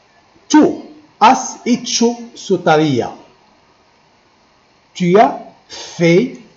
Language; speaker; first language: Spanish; non-native, fluent; Arabic